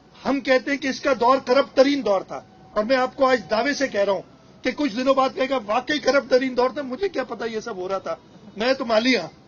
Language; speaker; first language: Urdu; non-native, local second language; Sindhi